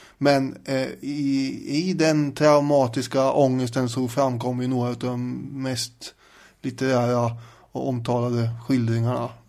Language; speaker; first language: Swedish; native; Swedish